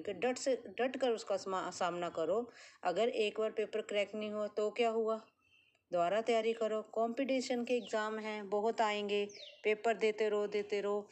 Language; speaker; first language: Hindi; native; Hindi